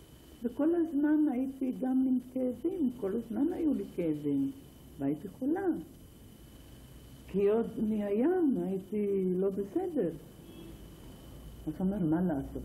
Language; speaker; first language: Hebrew; non-native, fluent; Ladino